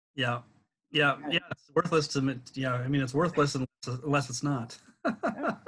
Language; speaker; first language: English; native; English